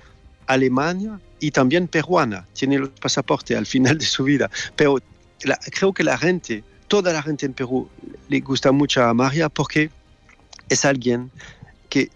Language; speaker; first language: Spanish; non-native, fluent; French